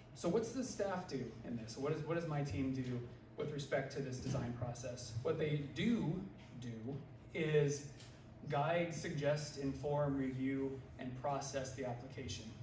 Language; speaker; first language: English; native; English